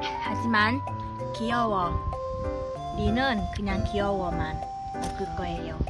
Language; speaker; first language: Korean; non-native, learner; Vietnamese